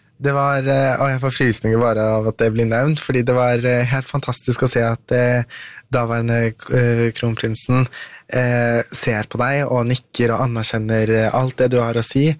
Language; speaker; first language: Norwegian; early bilingual, other home language; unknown